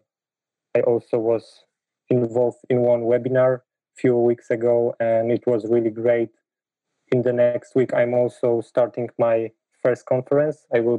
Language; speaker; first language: English; non-native, fluent; Polish